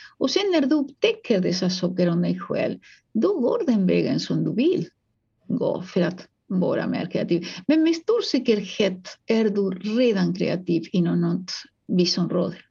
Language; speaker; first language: Swedish; non-native, fluent; Spanish